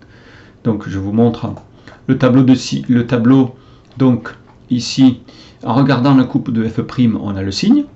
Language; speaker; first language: French; native; French